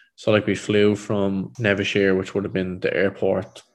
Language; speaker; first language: English; native; English